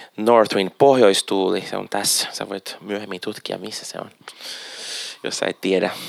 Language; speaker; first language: Finnish; non-native, fluent; Portuguese